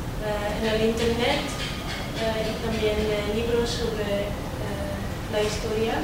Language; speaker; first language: Spanish; non-native, fluent; Dutch